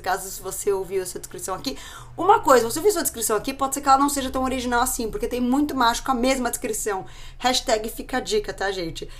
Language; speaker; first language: Portuguese; native; Portuguese